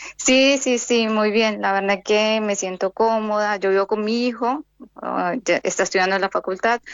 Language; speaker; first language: Spanish; native; Spanish